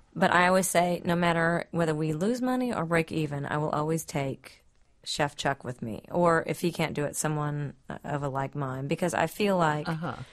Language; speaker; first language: English; native; English